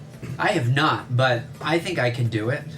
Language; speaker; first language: English; native; English